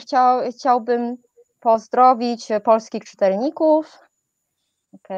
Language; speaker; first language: Polish; non-native, fluent; Chinese